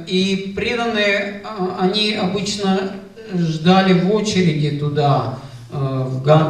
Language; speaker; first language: Russian; native; Russian